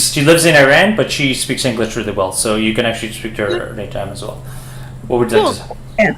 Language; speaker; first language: English; early bilingual, other home language; Persian